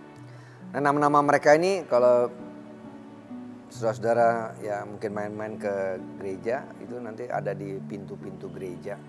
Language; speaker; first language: Indonesian; native; Indonesian